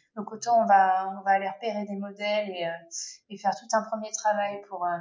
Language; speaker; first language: French; native; French